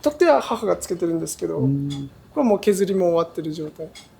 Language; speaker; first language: Japanese; native; Japanese